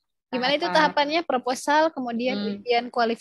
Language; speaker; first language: Indonesian; native; Indonesian